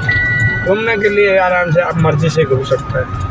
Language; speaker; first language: Hindi; non-native, learner; Nepali